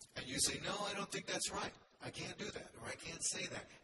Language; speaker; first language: English; native; English